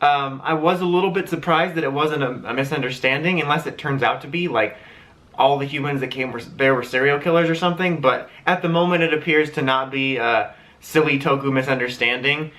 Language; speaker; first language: English; native; English